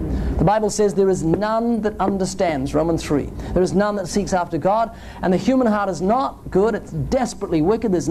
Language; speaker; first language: English; native; English